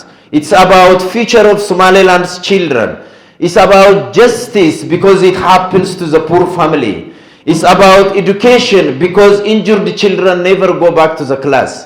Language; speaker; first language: English; non-native, fluent; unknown